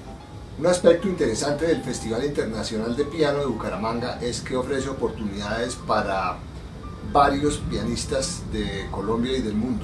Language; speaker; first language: Spanish; native; Spanish